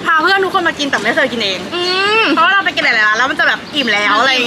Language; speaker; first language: Thai; native; Thai